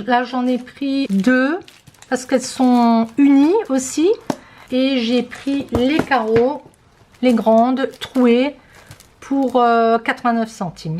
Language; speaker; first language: French; native; French